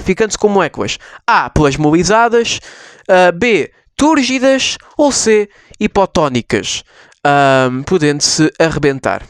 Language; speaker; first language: Portuguese; native; Portuguese